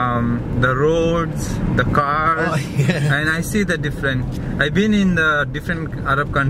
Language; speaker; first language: English; non-native, learner; Nepali